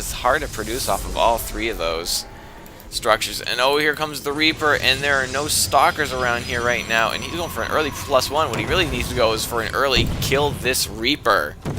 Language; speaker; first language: English; native; English